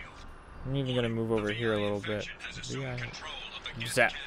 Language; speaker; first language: English; native; English